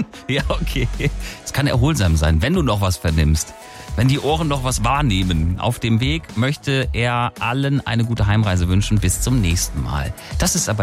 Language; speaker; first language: German; native; German